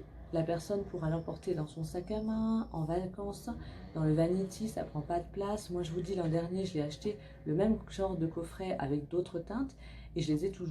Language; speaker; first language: French; native; French